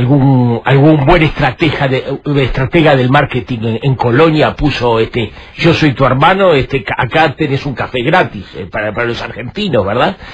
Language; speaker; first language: Spanish; native; Spanish